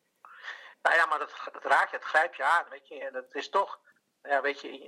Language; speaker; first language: Dutch; early bilingual, other home language; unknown